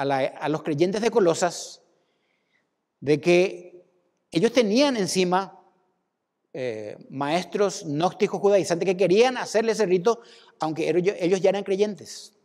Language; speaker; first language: Spanish; native; Spanish